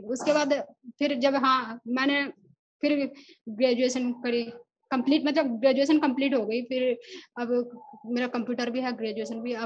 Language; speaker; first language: Hindi; non-native, local second language; Odia